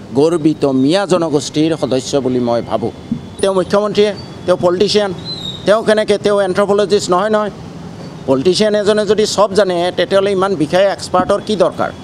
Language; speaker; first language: Assamese; non-native, local second language; Bangla